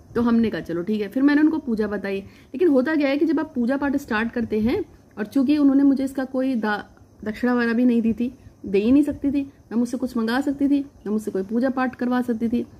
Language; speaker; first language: Hindi; native; Hindi